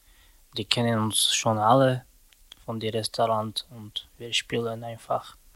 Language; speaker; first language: German; non-native, learner; Romany